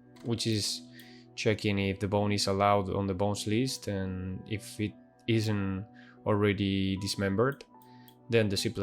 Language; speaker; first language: English; non-native, fluent; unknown